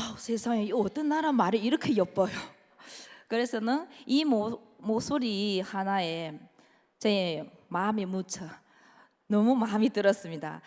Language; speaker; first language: Korean; non-native, fluent; Chinese